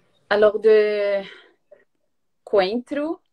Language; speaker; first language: French; non-native, learner; Portuguese